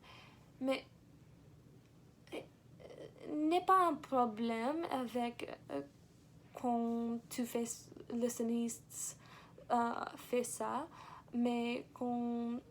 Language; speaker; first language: French; non-native, learner; English